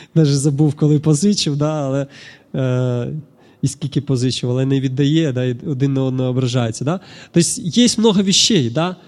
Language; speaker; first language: Ukrainian; non-native, local second language; Russian